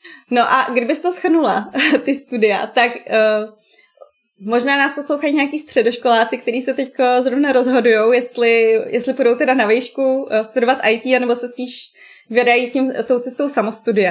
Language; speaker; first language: Czech; native; Czech